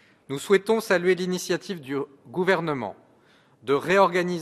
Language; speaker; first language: French; native; French